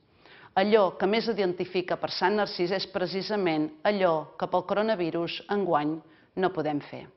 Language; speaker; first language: Catalan; native; Catalan